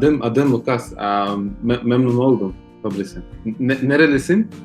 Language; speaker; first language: Turkish; non-native, learner; Portuguese